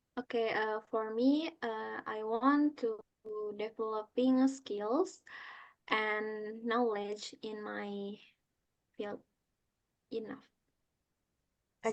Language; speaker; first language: English; non-native, learner; Indonesian